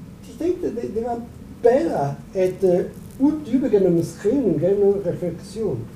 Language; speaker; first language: Danish; non-native, fluent; Italian